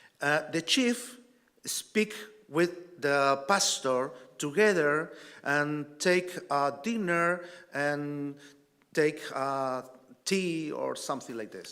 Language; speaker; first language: English; non-native, learner; Spanish